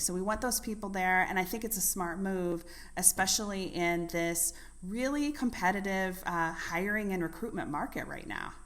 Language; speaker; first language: English; native; English